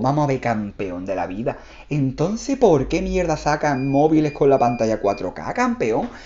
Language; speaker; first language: Spanish; native; Spanish